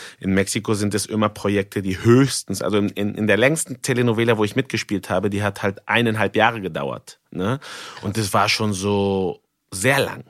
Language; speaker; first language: German; non-native, fluent; Spanish